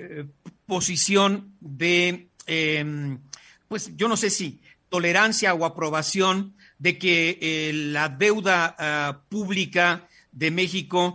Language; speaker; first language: Spanish; native; Spanish